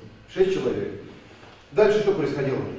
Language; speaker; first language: Russian; native; Russian